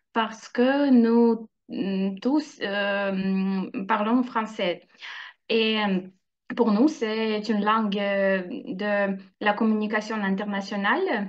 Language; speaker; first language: French; non-native, fluent; Russian